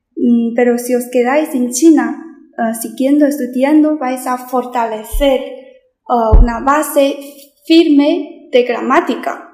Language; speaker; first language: Spanish; non-native, fluent; Chinese